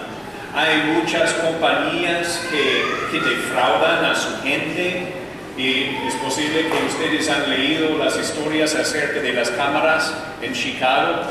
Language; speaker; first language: Spanish; non-native, fluent; English